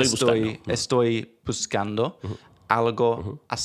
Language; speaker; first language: Spanish; non-native, learner; English